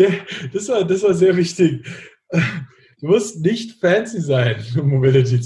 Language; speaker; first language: German; native; German